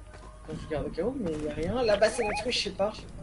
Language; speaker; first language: French; native; French